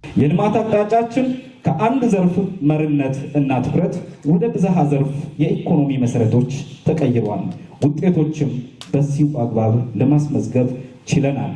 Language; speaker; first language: Amharic; non-native, local second language; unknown